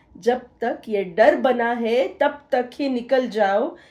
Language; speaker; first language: Hindi; non-native, local second language; Marathi